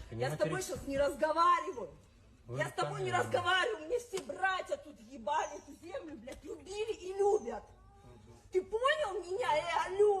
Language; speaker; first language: Russian; native; Russian